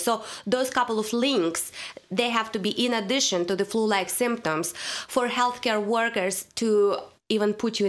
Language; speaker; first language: English; non-native, fluent; Russian